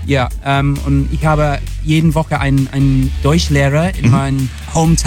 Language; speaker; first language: German; non-native, learner; English